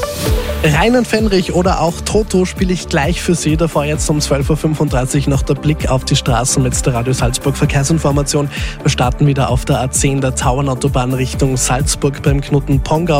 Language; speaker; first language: German; native; German